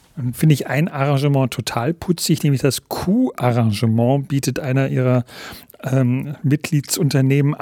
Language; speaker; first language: German; native; German